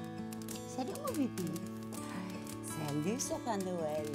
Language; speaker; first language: French; non-native, learner; English